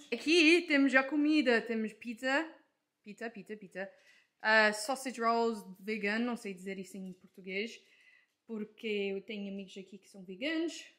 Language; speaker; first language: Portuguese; early bilingual, heritage; Portuguese